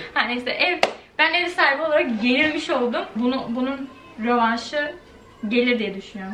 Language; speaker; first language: Turkish; early bilingual, heritage; Turkish